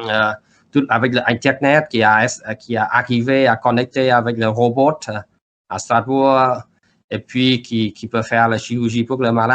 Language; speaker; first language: French; non-native, learner; Vietnamese